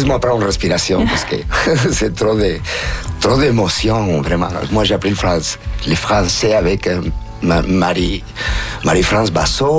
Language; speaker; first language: French; non-native, fluent; Spanish